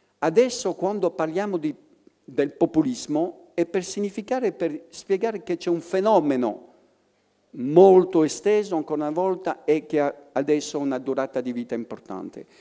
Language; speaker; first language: Italian; non-native, fluent; French